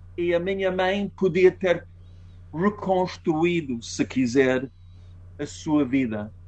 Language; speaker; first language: Portuguese; non-native, fluent; English